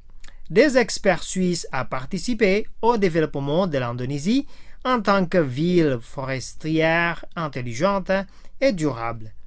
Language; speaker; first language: French; non-native, fluent; Indonesian